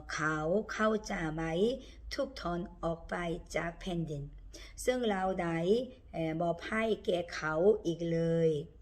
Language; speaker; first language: Thai; non-native, learner; Korean